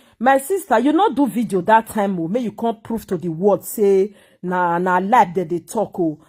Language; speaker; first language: Nigerian Pidgin; native; Nigerian Pidgin